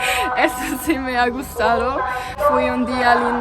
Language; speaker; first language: Spanish; non-native, fluent; German